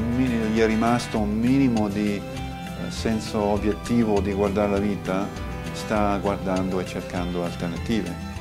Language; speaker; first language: Italian; non-native, fluent; English